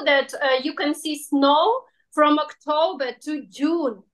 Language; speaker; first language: English; non-native, fluent; Russian